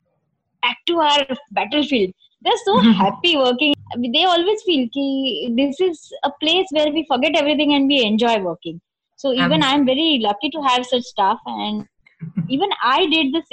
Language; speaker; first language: English; non-native, local second language; Marathi